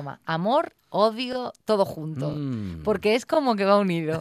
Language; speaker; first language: Spanish; native; Spanish